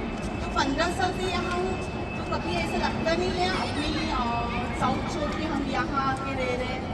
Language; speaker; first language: Hindi; non-native, local second language; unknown